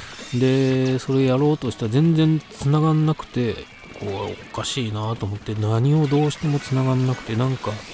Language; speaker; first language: Japanese; native; Japanese